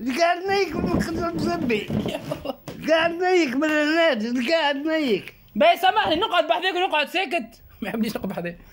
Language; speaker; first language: Arabic; native; Arabic